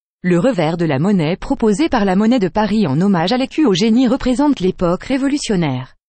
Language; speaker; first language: French; native; French